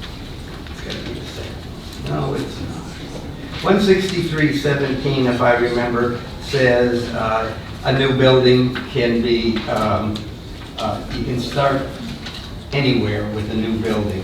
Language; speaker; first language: English; native; English